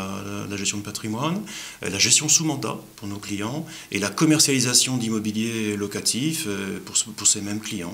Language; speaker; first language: French; native; French